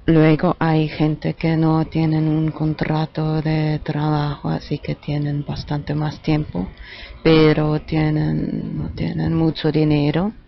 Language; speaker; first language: Spanish; non-native, learner; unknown